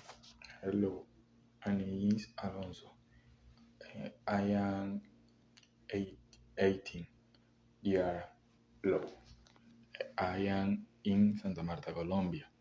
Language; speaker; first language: English; non-native, learner; Spanish